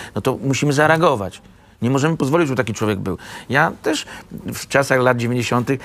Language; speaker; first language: Polish; native; Polish